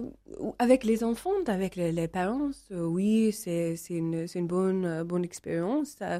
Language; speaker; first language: French; non-native, learner; English